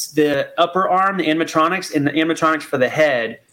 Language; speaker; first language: English; native; English